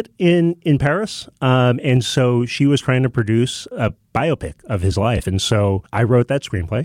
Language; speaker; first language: English; early bilingual, other home language; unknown